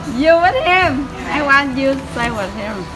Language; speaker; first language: English; non-native, fluent; Vietnamese